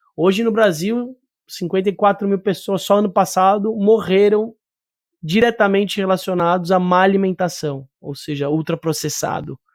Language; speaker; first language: Portuguese; native; Portuguese